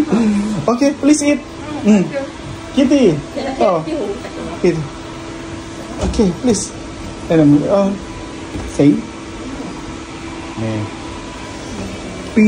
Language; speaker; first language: English; non-native, learner; Indonesian